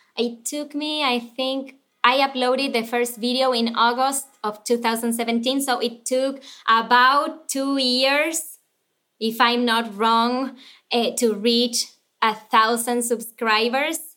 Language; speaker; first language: English; non-native, fluent; Spanish